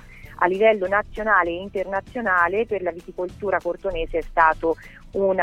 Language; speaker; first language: Italian; native; Italian